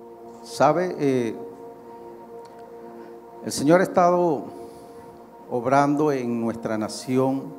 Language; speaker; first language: Spanish; native; Spanish